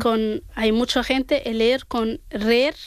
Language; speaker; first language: Spanish; non-native, learner; Arabic